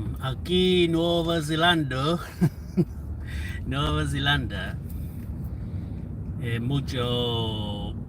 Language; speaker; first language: Spanish; non-native, learner; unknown